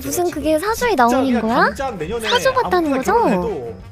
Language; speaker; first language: Korean; native; Korean